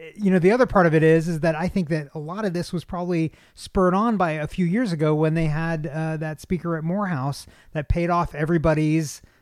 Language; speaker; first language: English; native; English